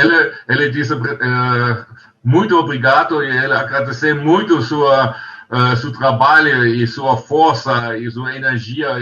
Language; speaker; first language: Portuguese; non-native, learner; German